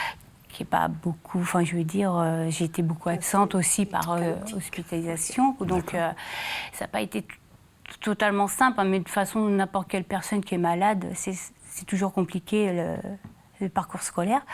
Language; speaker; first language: French; native; French